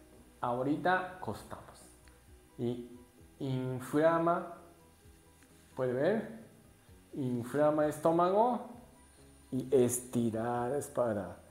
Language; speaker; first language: Spanish; non-native, learner; Japanese